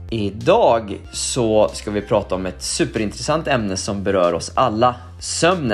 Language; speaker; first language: Swedish; native; Swedish